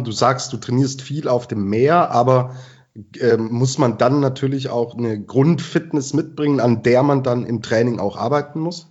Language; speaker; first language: German; native; German